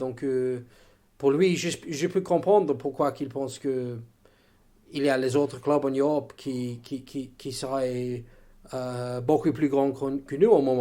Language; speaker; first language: French; non-native, fluent; English